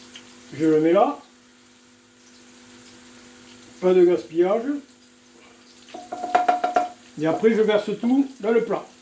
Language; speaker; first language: French; native; French